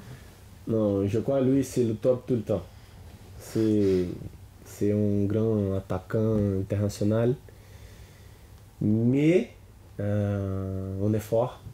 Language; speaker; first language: French; non-native, learner; Portuguese